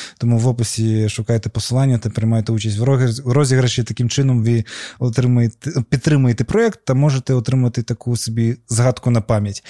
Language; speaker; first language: Ukrainian; non-native, local second language; Russian